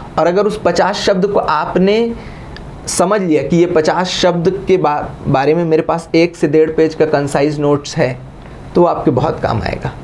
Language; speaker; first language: Hindi; native; Hindi